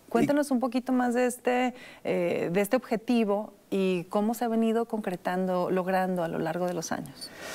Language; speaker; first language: Spanish; native; Spanish